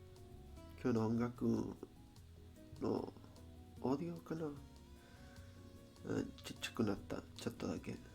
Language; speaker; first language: Japanese; non-native, learner; Spanish